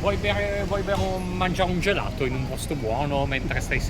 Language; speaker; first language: Italian; non-native, fluent; English